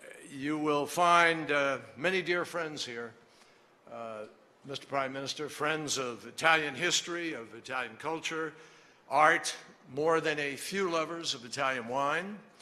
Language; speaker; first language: English; native; English